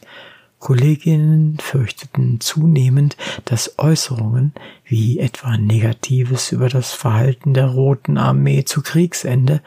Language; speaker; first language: German; native; German